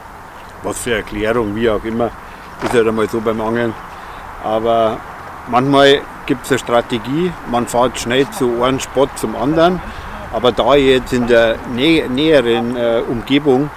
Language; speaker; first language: German; native; German